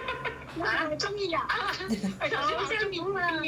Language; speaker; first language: Chinese; non-native, learner; Indonesian